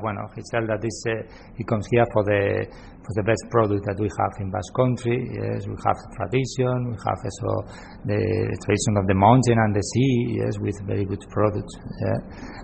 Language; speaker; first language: English; non-native, learner; Spanish